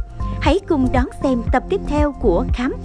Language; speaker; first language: Vietnamese; native; Vietnamese